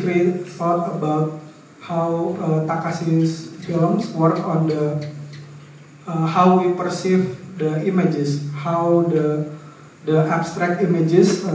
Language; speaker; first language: English; non-native, fluent; Indonesian